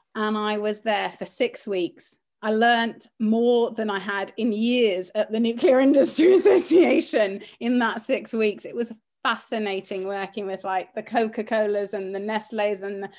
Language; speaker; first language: English; early bilingual, other home language; Greek